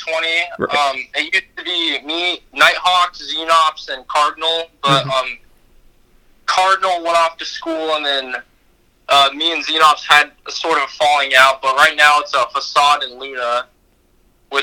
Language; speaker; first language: English; native; English